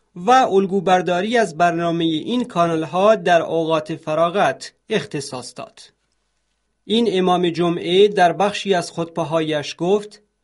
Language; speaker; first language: Persian; non-native, local second language; Central Kurdish